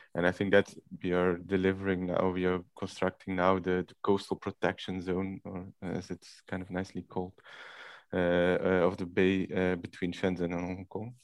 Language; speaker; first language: English; non-native, fluent; Dutch